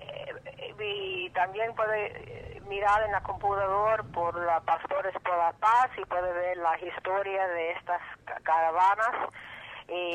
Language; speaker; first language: Spanish; early bilingual, heritage; English